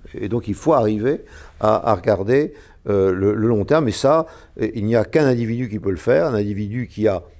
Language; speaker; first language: French; native; French